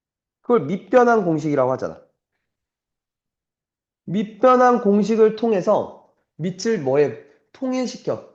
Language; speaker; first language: Korean; native; Korean